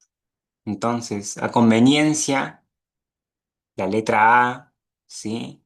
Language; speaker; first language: Spanish; native; Spanish